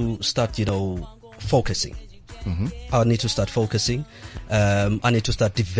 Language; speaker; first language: English; non-native, local second language; Southern Sotho